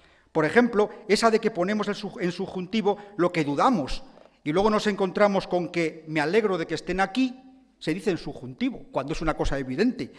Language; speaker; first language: Spanish; native; Spanish